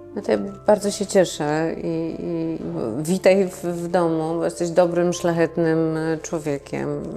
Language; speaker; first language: Polish; native; Polish